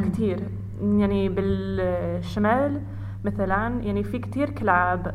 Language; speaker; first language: Arabic; non-native, learner; English